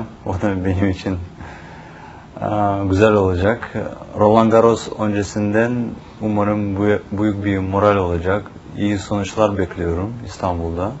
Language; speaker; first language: Turkish; non-native, fluent; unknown